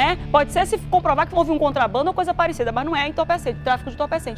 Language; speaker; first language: Portuguese; native; Portuguese